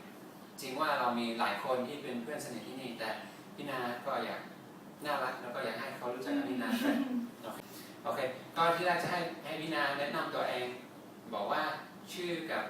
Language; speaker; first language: Thai; non-native, fluent; English